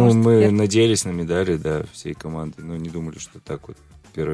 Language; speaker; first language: Russian; native; Russian